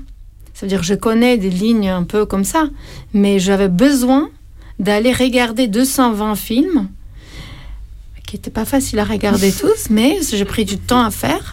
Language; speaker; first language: French; non-native, fluent; Armenian